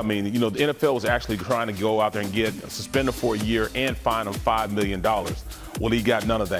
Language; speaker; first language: English; native; English